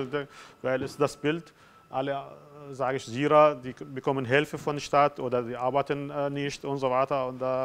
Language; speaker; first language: German; non-native, learner; Arabic